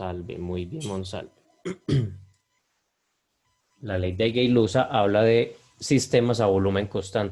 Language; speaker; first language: Spanish; native; Spanish